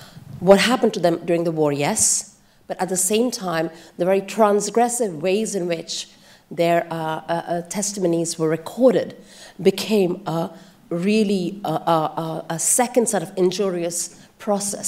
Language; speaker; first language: English; non-native, local second language; Bangla